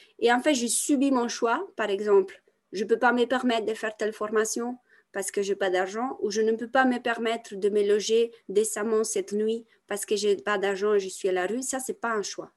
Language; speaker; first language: French; non-native, fluent; Italian